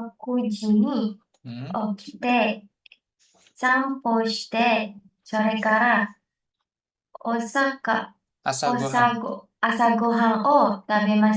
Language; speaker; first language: Japanese; non-native, learner; Indonesian